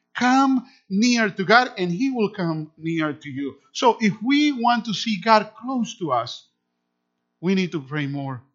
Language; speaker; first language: English; non-native, fluent; Spanish